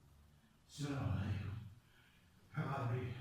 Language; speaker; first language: Arabic; native; Arabic